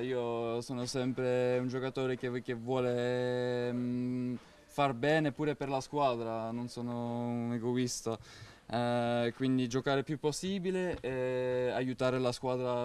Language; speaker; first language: Italian; non-native, fluent; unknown